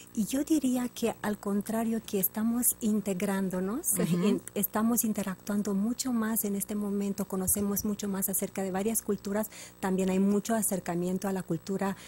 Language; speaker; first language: Spanish; non-native, fluent; Romanian